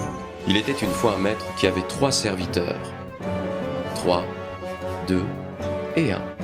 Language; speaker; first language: French; native; French